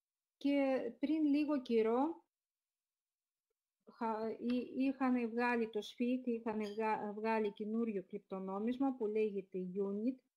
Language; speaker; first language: Greek; non-native, fluent; Russian